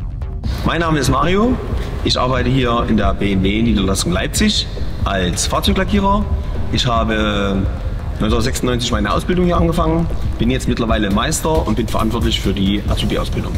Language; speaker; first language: German; native; German